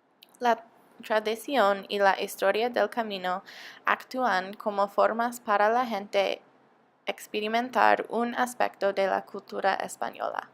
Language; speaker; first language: Spanish; non-native, learner; English